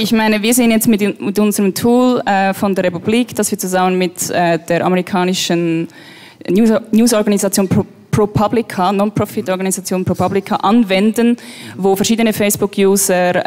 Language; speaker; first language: German; native; German